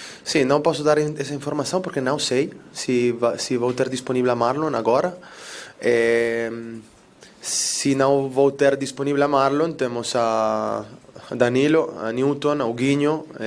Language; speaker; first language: Portuguese; non-native, learner; Italian